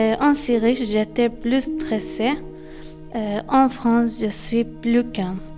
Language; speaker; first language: French; non-native, learner; Arabic